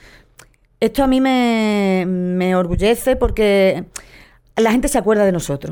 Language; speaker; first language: Spanish; native; Spanish